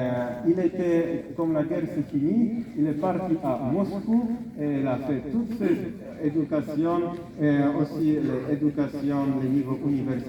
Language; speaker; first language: French; non-native, fluent; Polish